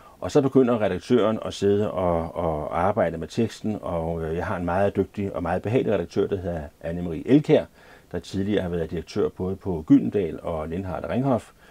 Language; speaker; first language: Danish; native; Danish